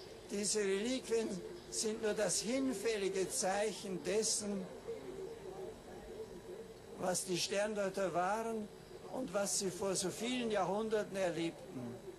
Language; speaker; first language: German; native; German